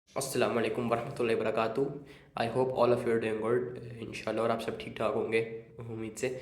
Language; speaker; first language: Urdu; native; Urdu